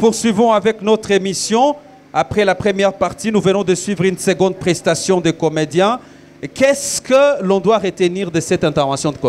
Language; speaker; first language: French; non-native, fluent; Swahili